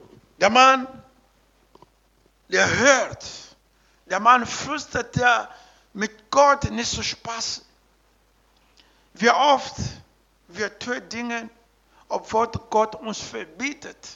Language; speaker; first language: German; non-native, learner; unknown